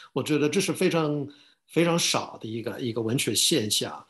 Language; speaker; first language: Chinese; non-native, fluent; English